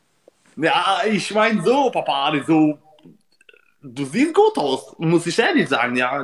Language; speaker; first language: German; non-native, learner; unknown